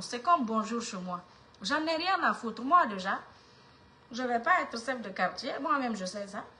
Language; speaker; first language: French; non-native, local second language; Mandingo